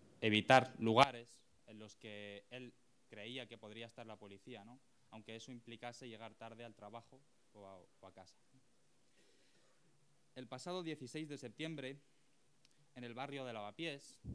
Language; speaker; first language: Spanish; native; Spanish